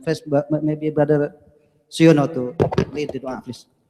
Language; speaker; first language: English; non-native, fluent; Indonesian